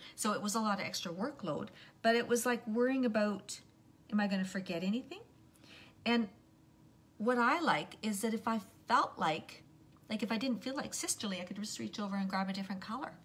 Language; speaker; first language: English; native; English